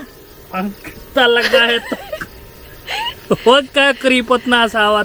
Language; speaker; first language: Filipino; non-native, learner; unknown